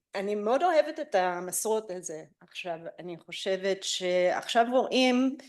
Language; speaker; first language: Hebrew; non-native, fluent; English